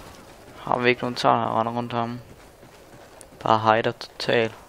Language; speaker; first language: Danish; native; Danish